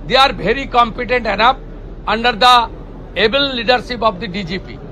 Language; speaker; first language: Hindi; non-native, local second language; Bangla